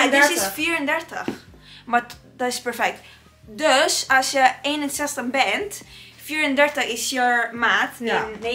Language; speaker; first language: Dutch; non-native, learner; Italian